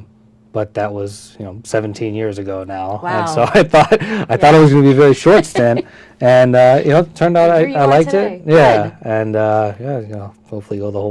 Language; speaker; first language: English; early bilingual, other home language; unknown